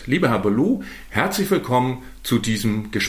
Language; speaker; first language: German; native; German